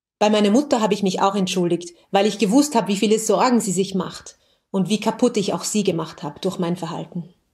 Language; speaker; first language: German; native; German